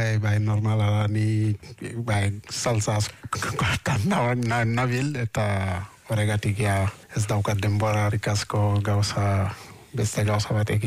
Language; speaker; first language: Basque; non-native, learner; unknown